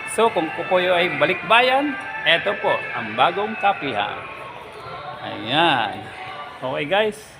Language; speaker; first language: Filipino; native; Filipino